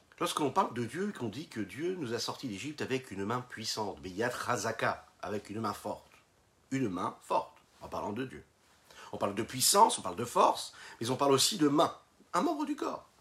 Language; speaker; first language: French; native; French